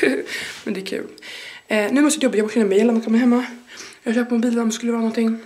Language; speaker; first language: Swedish; native; Swedish